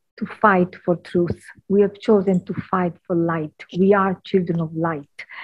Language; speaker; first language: English; non-native, fluent; Italian